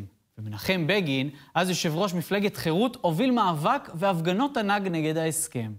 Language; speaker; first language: Hebrew; native; Hebrew